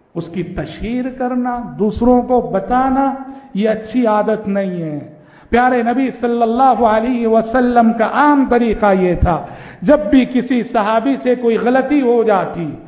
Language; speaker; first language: Urdu; native; Urdu